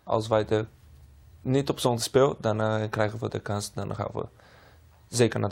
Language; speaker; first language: Dutch; non-native, learner; Portuguese